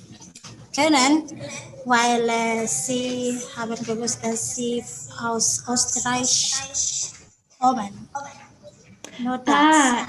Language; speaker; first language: German; non-native, learner; Indonesian